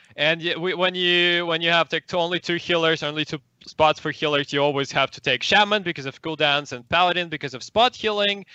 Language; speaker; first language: English; non-native, fluent; Russian